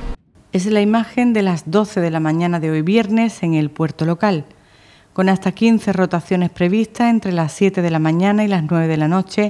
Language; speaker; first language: Spanish; native; Spanish